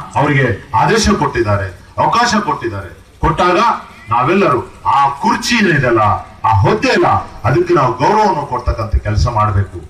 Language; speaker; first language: Kannada; non-native, local second language; Urdu